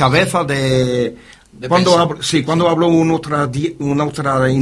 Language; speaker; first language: Spanish; non-native, learner; French